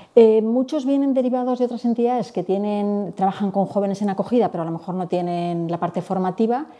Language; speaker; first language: Spanish; native; Spanish